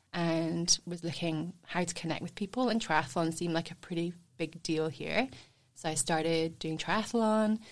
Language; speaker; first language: English; native; English